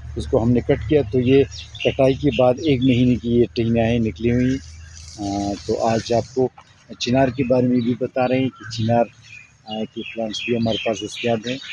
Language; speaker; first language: Urdu; non-native, local second language; Pashto